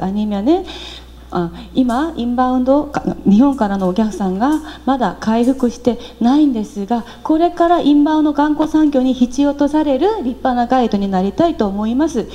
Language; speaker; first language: Japanese; non-native, fluent; Korean